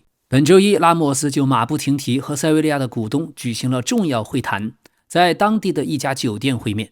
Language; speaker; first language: Chinese; native; Chinese